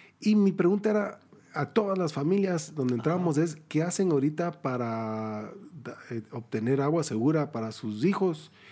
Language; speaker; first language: Spanish; early bilingual, heritage; Spanish